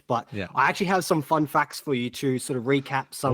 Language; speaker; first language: English; native; English